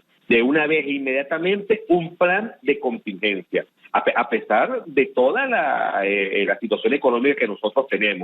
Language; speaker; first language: Spanish; native; Spanish